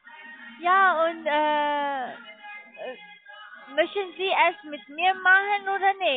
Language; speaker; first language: German; non-native, learner; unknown